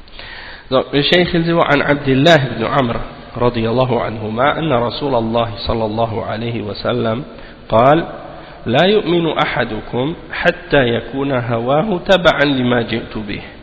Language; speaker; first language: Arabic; non-native, fluent; French